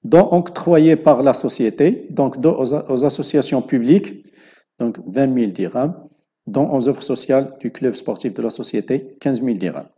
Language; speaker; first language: French; non-native, local second language; Arabic